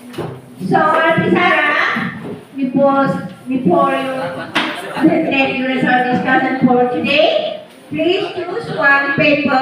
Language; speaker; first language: English; non-native, learner; Indonesian